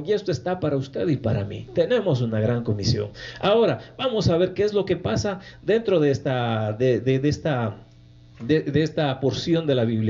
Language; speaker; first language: Spanish; native; Spanish